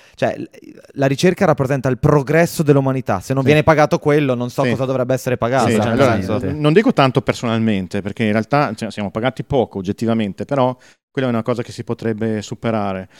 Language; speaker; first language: Italian; native; Italian